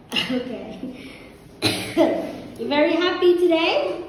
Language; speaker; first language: English; non-native, fluent; Vietnamese